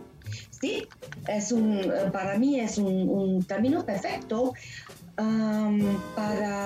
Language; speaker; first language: Spanish; non-native, learner; German